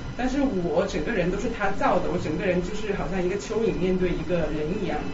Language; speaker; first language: Chinese; native; Chinese